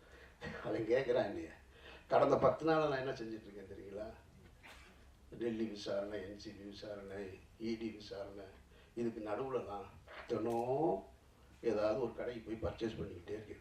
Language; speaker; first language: Tamil; native; Tamil